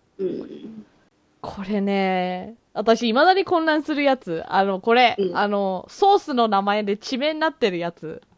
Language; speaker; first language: Japanese; early bilingual, heritage; Japanese